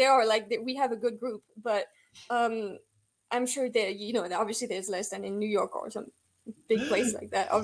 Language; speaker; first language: English; non-native, fluent; French